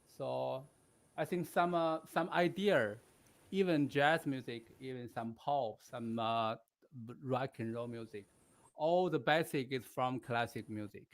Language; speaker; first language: English; non-native, learner; Chinese